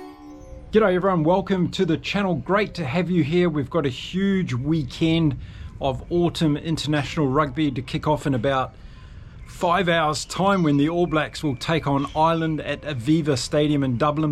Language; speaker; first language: English; native; English